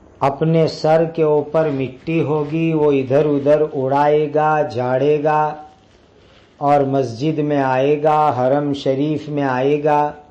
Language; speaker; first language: Urdu; non-native, local second language; Gujarati